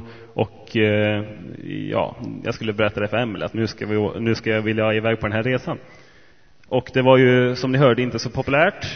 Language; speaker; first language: Swedish; native; Swedish